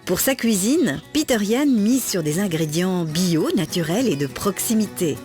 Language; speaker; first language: French; native; French